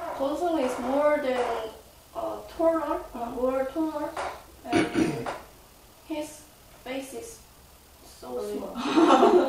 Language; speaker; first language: English; non-native, learner; Korean